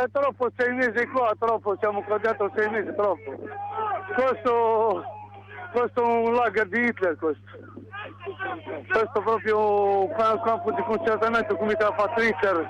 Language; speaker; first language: Italian; non-native, learner; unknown